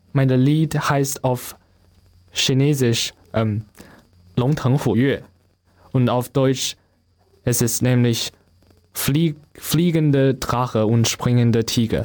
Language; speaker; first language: German; non-native, learner; Chinese